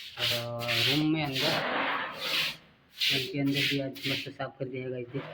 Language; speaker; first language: Hindi; non-native, local second language; Gujarati